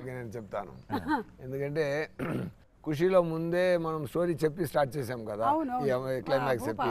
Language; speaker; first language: Telugu; non-native, learner; Tamil